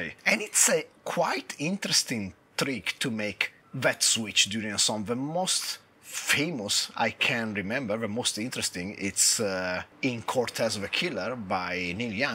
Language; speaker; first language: English; non-native, fluent; Italian